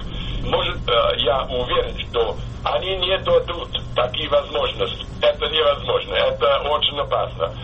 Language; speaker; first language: Russian; non-native, fluent; English